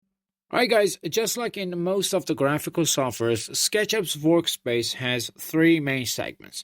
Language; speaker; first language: English; non-native, fluent; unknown